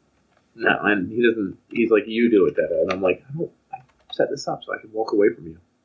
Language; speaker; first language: English; native; English